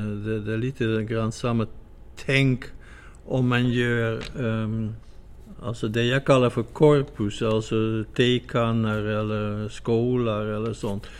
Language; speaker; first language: Swedish; non-native, fluent; Dutch